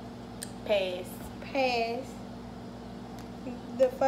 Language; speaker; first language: English; native; English